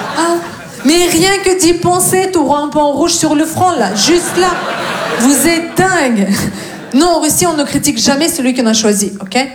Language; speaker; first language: French; non-native, fluent; Russian